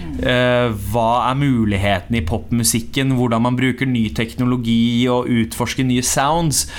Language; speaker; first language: Norwegian; early bilingual, other home language; Punjabi